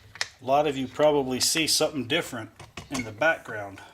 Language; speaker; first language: English; native; English